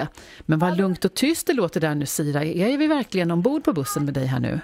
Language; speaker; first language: Swedish; native; Swedish